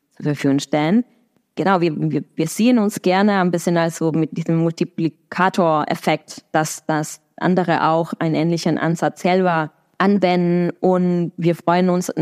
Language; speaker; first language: German; non-native, fluent; Spanish